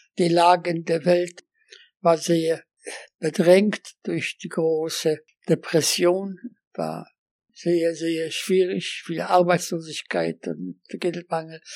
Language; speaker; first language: German; non-native, fluent; Polish